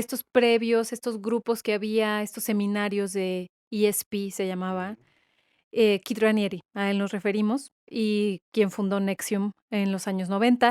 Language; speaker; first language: Spanish; native; Spanish